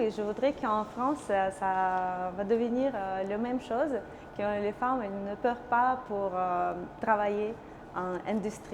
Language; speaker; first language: French; non-native, learner; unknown